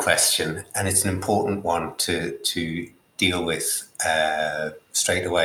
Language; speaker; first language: English; native; English